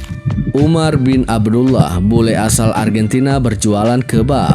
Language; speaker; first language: Indonesian; native; Indonesian